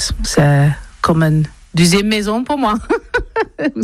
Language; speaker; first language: French; non-native, learner; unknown